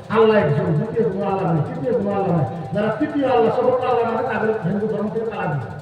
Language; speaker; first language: Bangla; native; Bangla